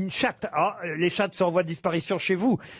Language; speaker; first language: French; native; French